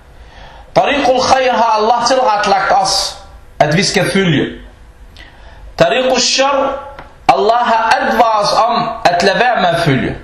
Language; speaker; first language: Danish; non-native, fluent; Arabic